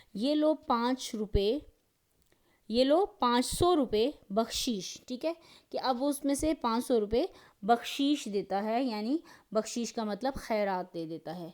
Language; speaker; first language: Urdu; native; Urdu